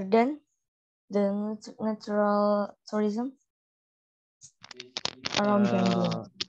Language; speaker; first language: English; non-native, fluent; Indonesian